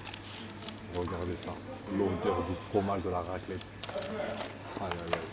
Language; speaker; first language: French; native; French